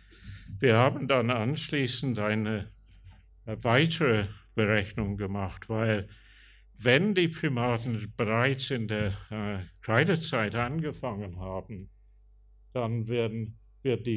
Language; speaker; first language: German; non-native, fluent; English